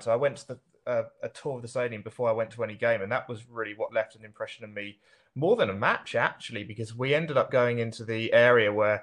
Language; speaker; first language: English; native; English